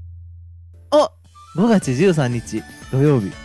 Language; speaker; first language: Japanese; native; Japanese